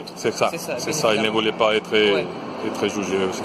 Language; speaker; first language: French; non-native, fluent; Spanish